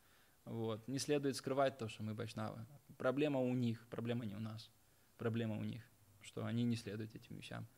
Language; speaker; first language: Russian; native; Russian